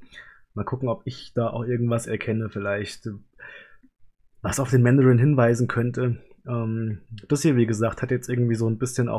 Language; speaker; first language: German; native; German